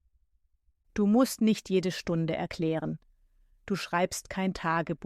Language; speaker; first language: German; native; German